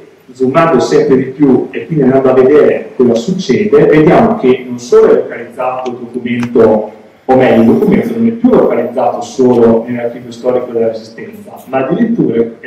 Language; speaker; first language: Italian; native; Italian